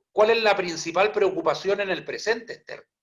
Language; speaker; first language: Spanish; native; Spanish